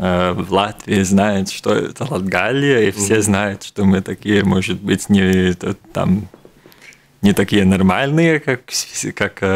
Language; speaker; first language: Russian; non-native, local second language; Latvian